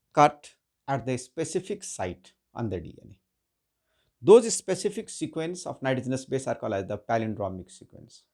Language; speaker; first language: English; non-native, local second language; Nepali